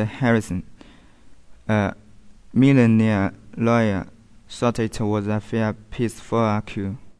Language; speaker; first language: English; non-native, learner; Chinese